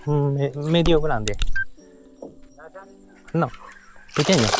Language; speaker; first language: Spanish; non-native, learner; Japanese